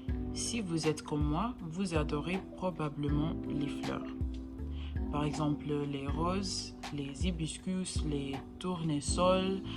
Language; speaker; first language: French; non-native, learner; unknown